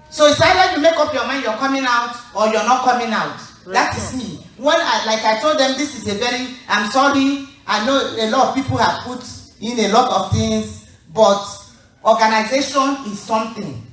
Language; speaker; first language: English; non-native, local second language; Igbo